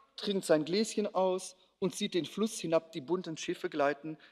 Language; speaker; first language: German; non-native, local second language; Luxembourgish